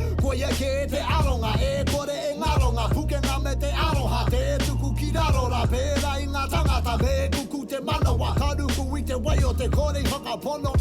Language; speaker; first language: Māori; non-native, local second language; English